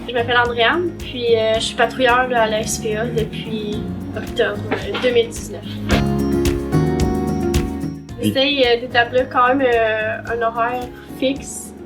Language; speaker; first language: French; native; French